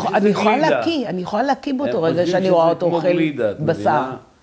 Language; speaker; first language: Hebrew; native; Hebrew